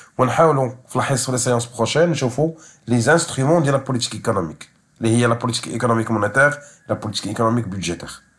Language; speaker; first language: French; non-native, local second language; Arabic